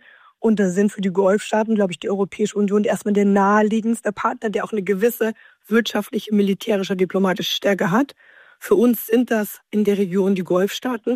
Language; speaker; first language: German; native; German